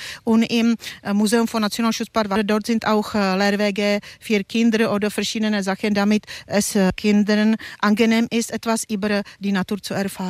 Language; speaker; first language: German; non-native, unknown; Czech